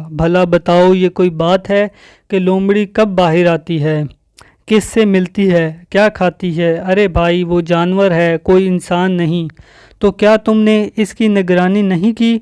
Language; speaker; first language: Urdu; native; Urdu